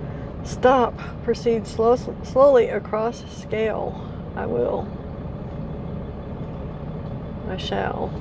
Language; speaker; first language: English; native; English